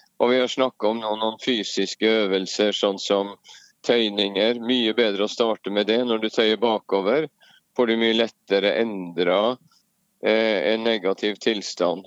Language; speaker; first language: Norwegian; native; Norwegian